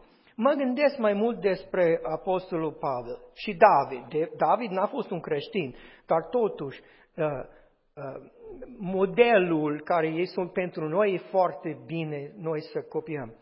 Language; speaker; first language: Romanian; non-native, fluent; English